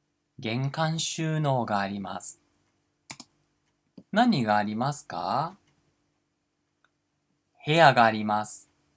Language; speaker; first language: Japanese; non-native, fluent; Portuguese